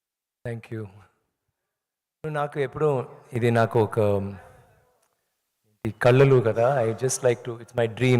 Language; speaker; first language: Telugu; non-native, local second language; Tamil